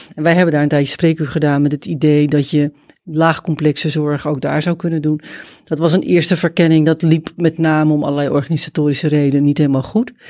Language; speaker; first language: Dutch; native; Dutch